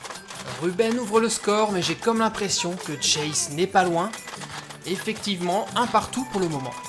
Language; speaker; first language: French; native; French